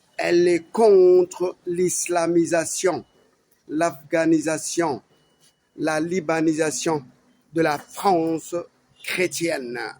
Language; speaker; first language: French; non-native, learner; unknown